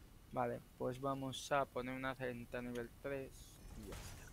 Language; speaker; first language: Spanish; native; Spanish